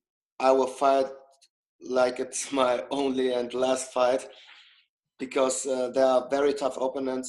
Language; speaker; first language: English; non-native, fluent; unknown